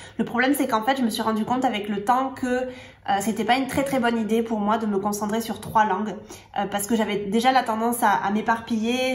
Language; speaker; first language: French; native; French